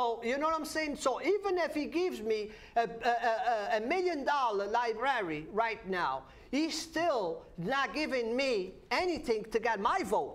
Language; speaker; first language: English; non-native, fluent; Portuguese